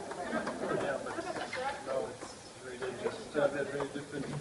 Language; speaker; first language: English; non-native, fluent; German